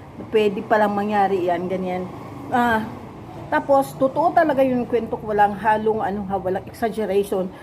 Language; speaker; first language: Filipino; non-native, local second language; Cebuano